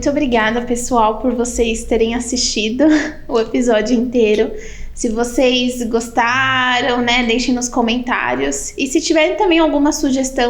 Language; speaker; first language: Portuguese; native; Portuguese